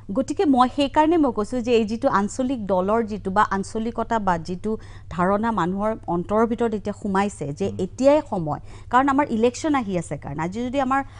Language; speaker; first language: Assamese; native; Assamese